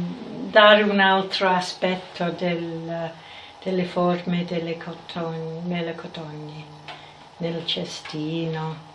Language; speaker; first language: Italian; non-native, fluent; English